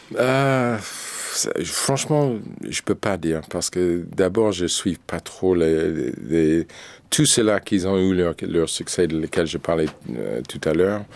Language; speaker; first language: French; non-native, fluent; English